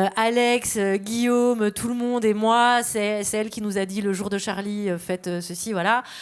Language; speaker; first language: French; native; French